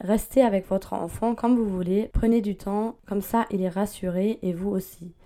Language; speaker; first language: French; non-native, fluent; German